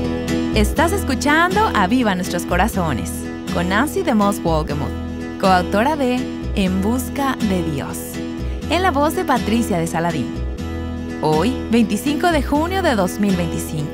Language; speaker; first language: Spanish; native; Spanish